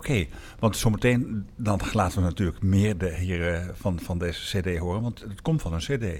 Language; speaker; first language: Dutch; native; Dutch